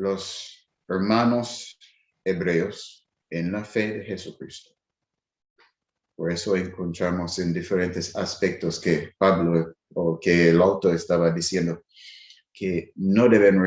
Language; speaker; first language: Spanish; non-native, fluent; English